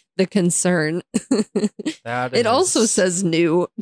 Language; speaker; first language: English; native; English